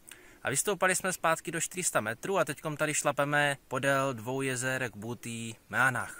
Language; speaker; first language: Czech; native; Czech